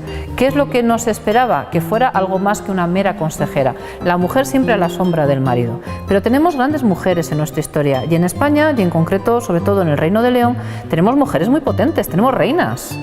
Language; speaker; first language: Spanish; native; Spanish